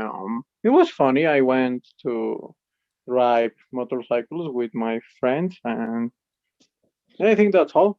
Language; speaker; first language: English; non-native, learner; Spanish